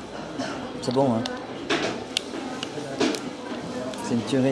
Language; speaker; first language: French; early bilingual, heritage; Turkish